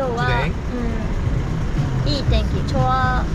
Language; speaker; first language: Korean; non-native, learner; Japanese